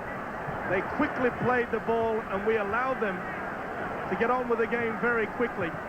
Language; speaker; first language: English; native; English